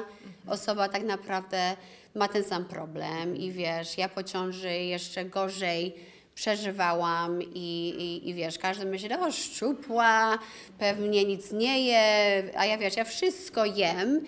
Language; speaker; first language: Polish; early bilingual, other home language; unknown